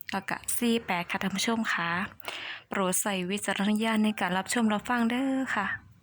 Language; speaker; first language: Thai; native; Thai